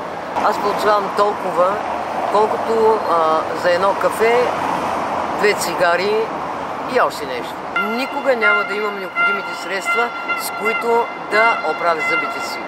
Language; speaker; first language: Bulgarian; native; Bulgarian